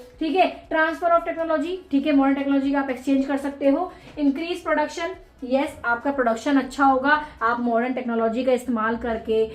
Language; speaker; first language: Hindi; native; Hindi